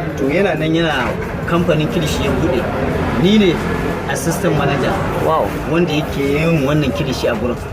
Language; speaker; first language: Hausa; native; Hausa